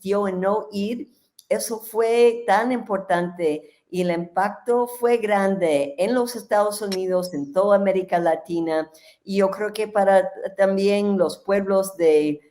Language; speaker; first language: Spanish; non-native, fluent; English